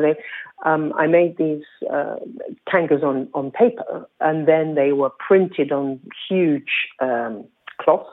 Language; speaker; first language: English; native; English